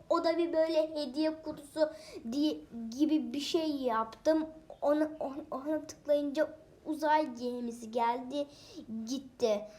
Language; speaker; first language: Turkish; native; Turkish